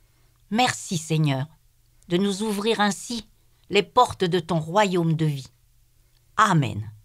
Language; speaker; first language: French; native; French